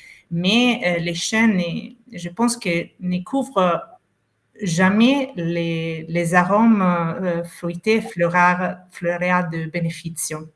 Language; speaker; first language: French; non-native, fluent; Italian